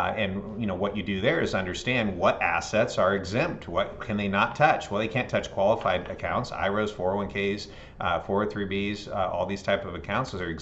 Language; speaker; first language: English; native; English